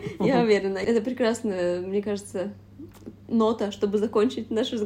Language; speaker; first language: Russian; native; Russian